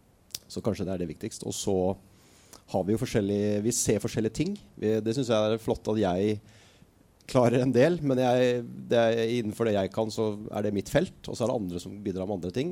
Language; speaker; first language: Norwegian; native; Norwegian